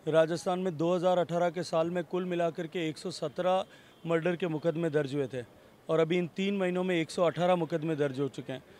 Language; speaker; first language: Hindi; native; Hindi